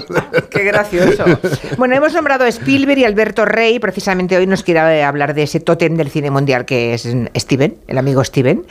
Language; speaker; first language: Spanish; native; Spanish